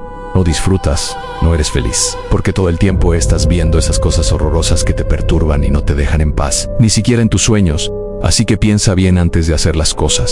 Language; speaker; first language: Spanish; native; Spanish